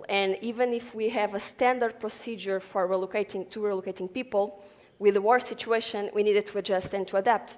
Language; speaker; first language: English; non-native, fluent; Portuguese